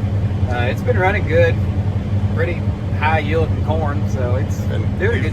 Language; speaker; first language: English; native; English